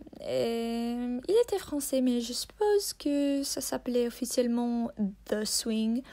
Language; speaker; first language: French; non-native, learner; English